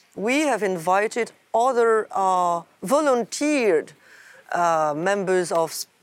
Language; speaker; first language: English; non-native, fluent; French